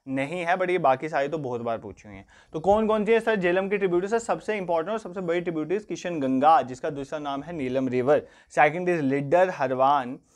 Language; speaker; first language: Hindi; non-native, local second language; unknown